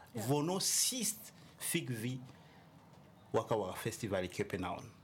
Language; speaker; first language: Danish; non-native, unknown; French